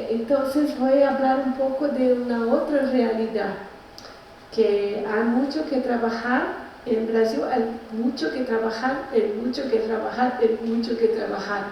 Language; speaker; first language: Spanish; non-native, learner; Portuguese